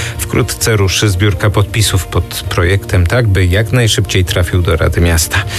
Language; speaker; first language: Polish; native; Polish